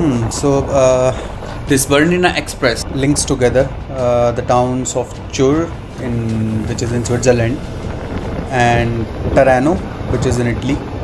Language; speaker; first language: English; non-native, local second language; Hindi